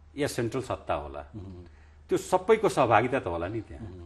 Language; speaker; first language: Nepali; non-native, local second language; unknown